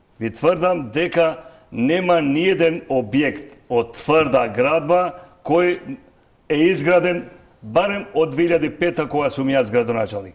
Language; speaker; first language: Macedonian; non-native, local second language; Albanian